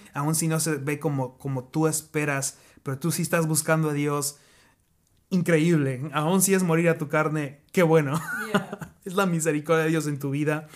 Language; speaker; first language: Spanish; native; Spanish